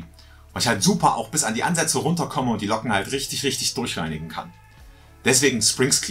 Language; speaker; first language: German; native; German